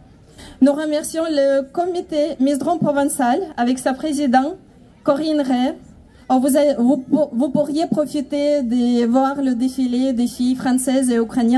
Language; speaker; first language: French; non-native, fluent; Ukrainian